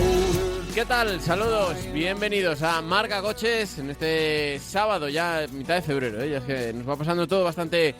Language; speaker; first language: Spanish; native; Spanish